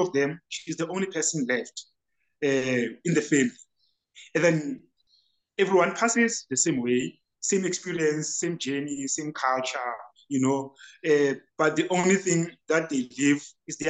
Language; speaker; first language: English; non-native, local second language; Southern Sotho